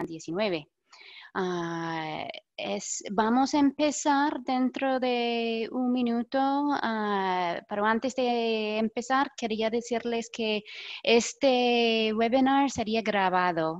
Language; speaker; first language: Spanish; non-native, fluent; English